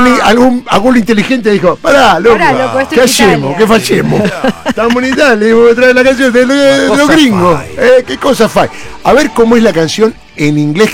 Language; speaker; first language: Spanish; native; Spanish